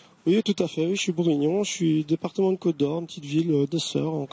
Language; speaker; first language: French; native; French